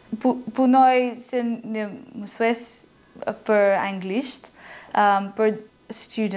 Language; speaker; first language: Albanian; non-native, learner; English